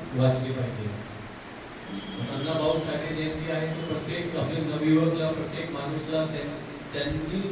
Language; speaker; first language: Marathi; non-native, local second language; Hindi